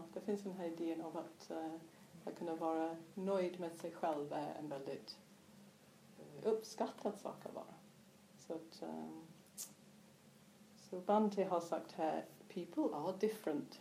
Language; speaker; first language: Swedish; non-native, fluent; English